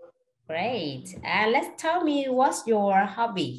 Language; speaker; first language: English; non-native, fluent; Vietnamese